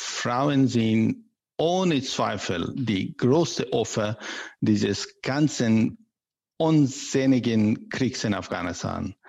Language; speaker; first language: German; non-native, learner; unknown